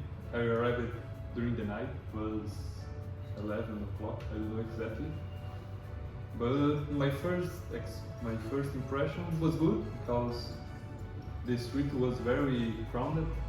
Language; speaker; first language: English; non-native, learner; Portuguese